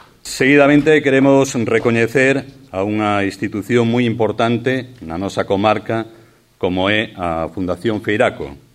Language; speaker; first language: Galician; native; Galician